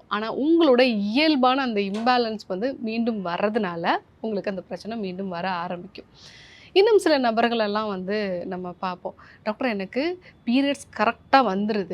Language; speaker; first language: Tamil; native; Tamil